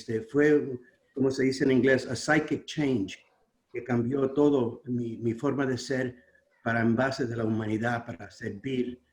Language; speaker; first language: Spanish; non-native, learner; English